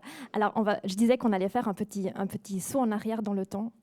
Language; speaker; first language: French; native; French